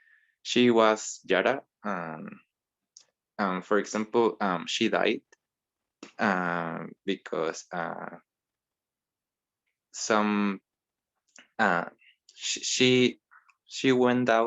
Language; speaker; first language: English; non-native, learner; Spanish